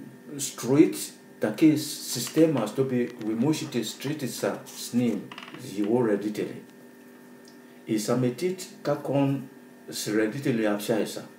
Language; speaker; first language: Russian; non-native, learner; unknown